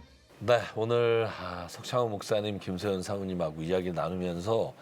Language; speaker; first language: Korean; native; Korean